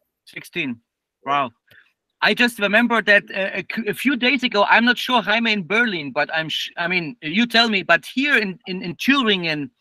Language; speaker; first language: English; non-native, fluent; German